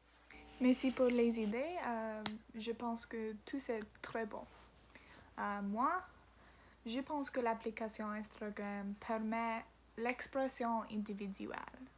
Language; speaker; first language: French; non-native, learner; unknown